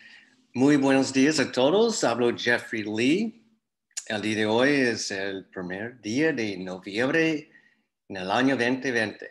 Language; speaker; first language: Spanish; non-native, fluent; English